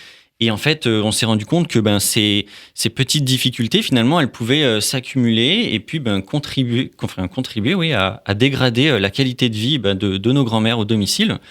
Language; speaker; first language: French; native; French